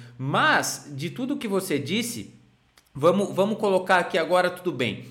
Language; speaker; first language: Portuguese; native; Portuguese